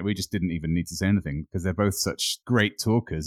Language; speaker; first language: English; native; English